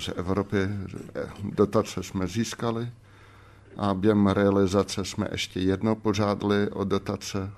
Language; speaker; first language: Czech; non-native, fluent; Dutch